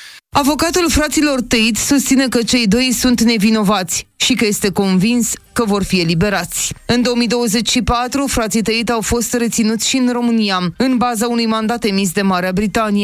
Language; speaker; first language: Romanian; native; Romanian